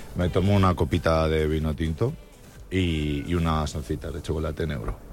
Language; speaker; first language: Spanish; native; Spanish